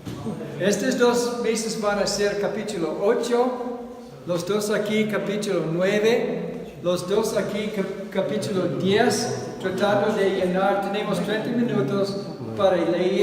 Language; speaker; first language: Spanish; non-native, fluent; English